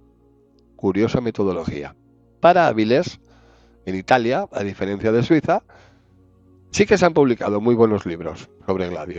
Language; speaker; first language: Spanish; native; Spanish